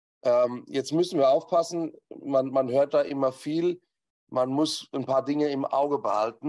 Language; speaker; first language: German; native; German